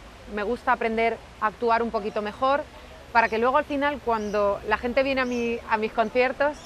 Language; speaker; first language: Spanish; native; Spanish